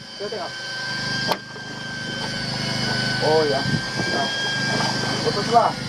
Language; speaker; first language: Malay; non-native, local second language; Chinese